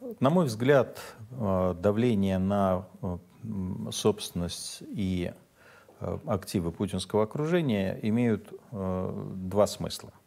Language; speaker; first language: Russian; native; Russian